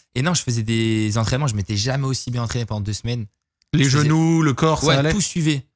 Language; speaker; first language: French; native; French